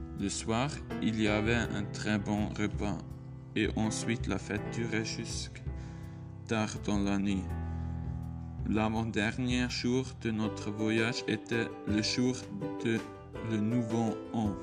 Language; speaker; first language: French; non-native, learner; German